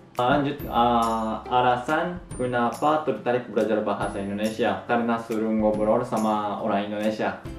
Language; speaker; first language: Indonesian; non-native, fluent; Japanese